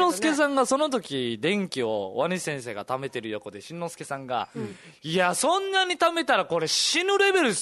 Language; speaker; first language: Japanese; native; Japanese